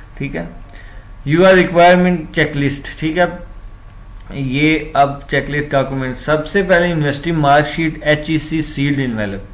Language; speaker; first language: Urdu; non-native, local second language; Punjabi